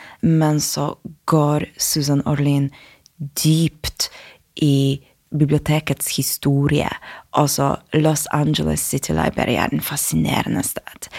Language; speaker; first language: Norwegian; non-native, fluent; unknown